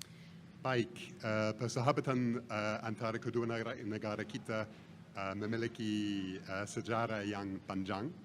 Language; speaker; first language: Indonesian; non-native, fluent; English